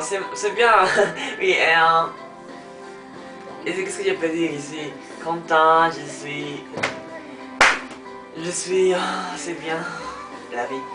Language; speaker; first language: French; non-native, learner; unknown